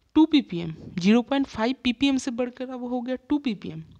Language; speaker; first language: Hindi; non-native, local second language; Bangla